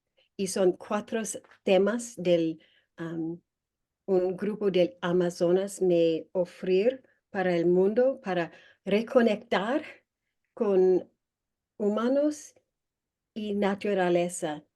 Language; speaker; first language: Spanish; non-native, learner; English